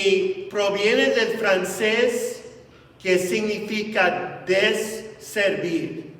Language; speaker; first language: Spanish; non-native, fluent; English